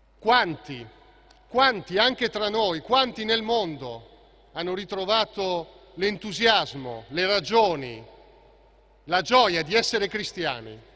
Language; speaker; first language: Italian; native; Italian